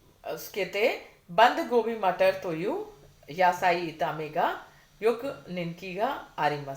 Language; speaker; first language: Japanese; non-native, fluent; Hindi